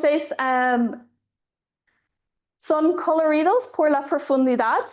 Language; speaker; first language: Spanish; non-native, fluent; English